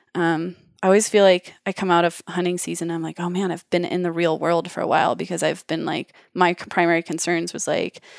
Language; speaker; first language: English; native; English